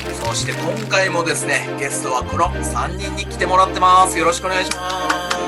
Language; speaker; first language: Japanese; native; Japanese